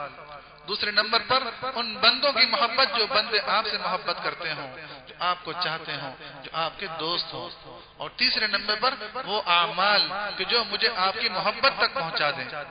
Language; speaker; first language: Urdu; native; Urdu